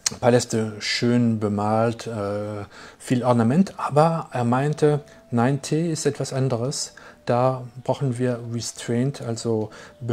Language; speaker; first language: German; non-native, fluent; French